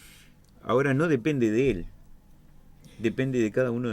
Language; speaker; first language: Spanish; native; Spanish